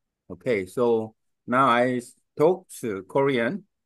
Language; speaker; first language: English; non-native, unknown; Korean